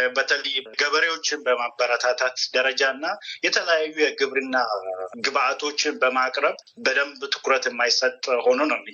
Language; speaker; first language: Amharic; non-native, local second language; Oromo